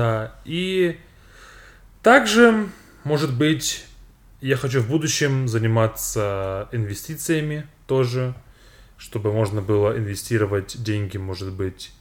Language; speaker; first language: Russian; non-native, fluent; English